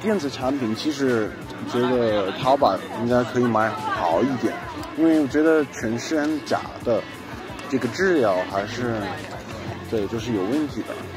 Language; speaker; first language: Chinese; non-native, learner; English